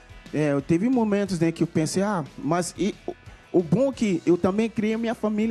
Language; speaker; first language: Portuguese; non-native, fluent; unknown